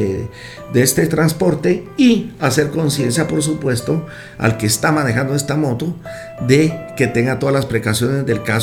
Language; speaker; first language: Spanish; native; Spanish